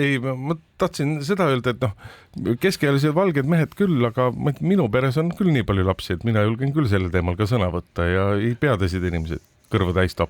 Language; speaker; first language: Estonian; native; Estonian